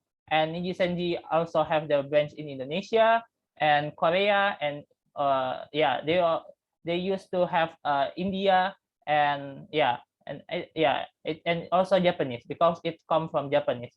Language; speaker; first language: English; non-native, learner; Indonesian